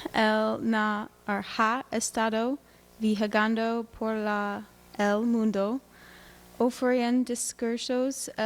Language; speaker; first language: Spanish; non-native, learner; English